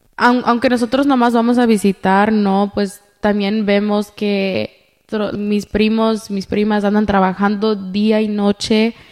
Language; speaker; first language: Spanish; early bilingual, heritage; Spanish